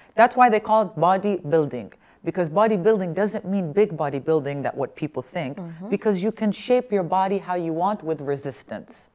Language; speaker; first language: English; early bilingual, other home language; Arabic